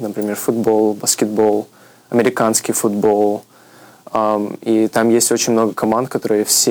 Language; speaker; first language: Russian; early bilingual, heritage; Russian